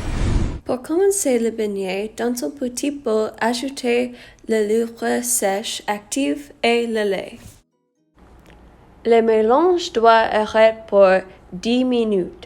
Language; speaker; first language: French; non-native, learner; English